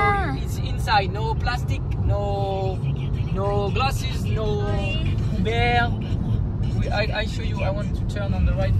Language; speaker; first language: English; non-native, learner; French